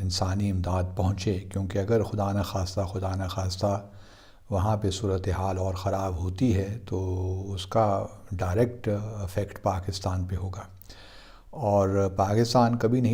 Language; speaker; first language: Urdu; native; Urdu